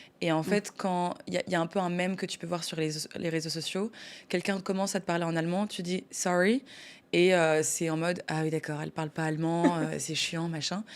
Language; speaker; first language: French; native; French